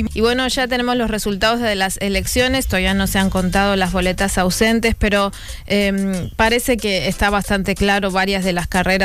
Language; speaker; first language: Spanish; native; Spanish